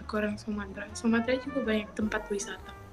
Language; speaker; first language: Indonesian; non-native, local second language; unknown